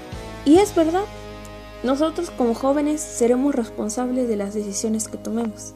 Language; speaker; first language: Spanish; native; Spanish